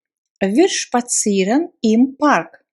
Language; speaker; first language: German; non-native, fluent; Russian